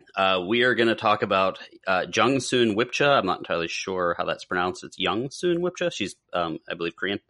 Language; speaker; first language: English; native; English